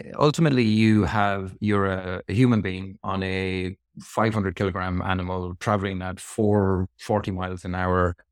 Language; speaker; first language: English; native; English